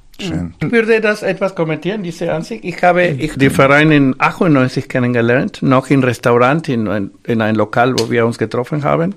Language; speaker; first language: German; non-native, fluent; Spanish